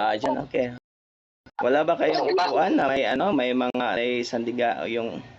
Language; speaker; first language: Filipino; non-native, local second language; Cebuano